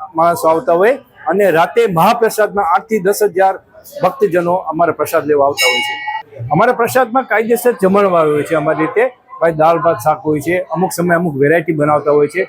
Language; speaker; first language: Gujarati; non-native, local second language; Sindhi